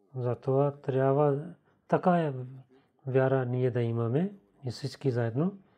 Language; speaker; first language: Bulgarian; non-native, learner; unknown